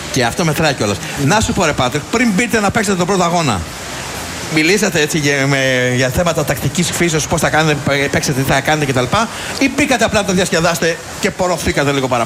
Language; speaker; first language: Greek; native; Greek